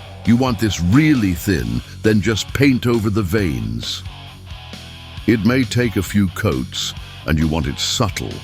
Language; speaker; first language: English; native; English